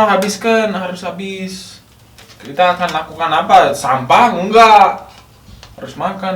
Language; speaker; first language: Indonesian; non-native, learner; English